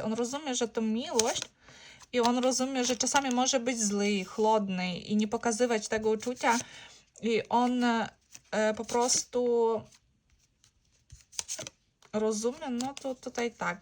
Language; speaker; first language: Polish; non-native, learner; Ukrainian